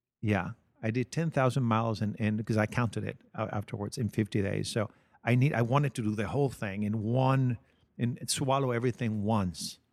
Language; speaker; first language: English; non-native, fluent; Spanish